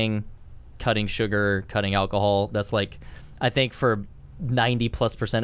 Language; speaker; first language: English; native; English